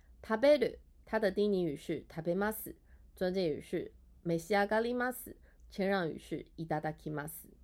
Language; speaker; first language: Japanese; non-native, fluent; Chinese